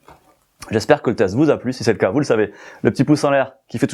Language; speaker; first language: French; native; French